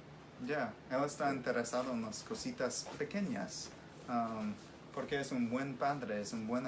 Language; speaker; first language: Spanish; non-native, fluent; English